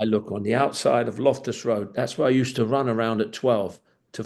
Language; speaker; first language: English; native; English